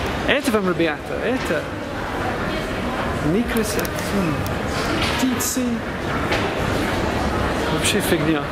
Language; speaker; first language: Russian; non-native, learner; English